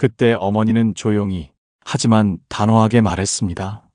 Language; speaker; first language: Korean; native; Korean